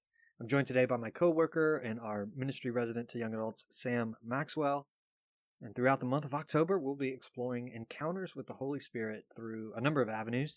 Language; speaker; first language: English; native; English